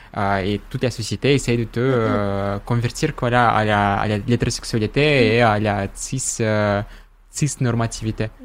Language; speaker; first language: French; non-native, fluent; Russian